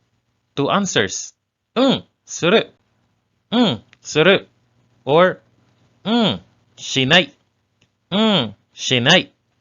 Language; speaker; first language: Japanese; non-native, learner; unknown